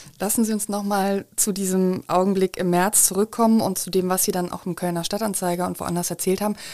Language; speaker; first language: German; native; German